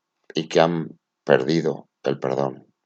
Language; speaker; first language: Spanish; native; Spanish